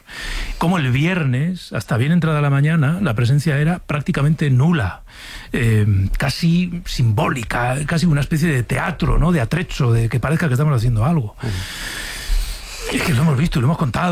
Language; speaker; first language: Spanish; native; Spanish